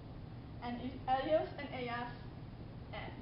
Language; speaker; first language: Spanish; non-native, learner; English